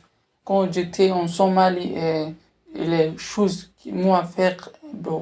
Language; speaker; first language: French; non-native, learner; Somali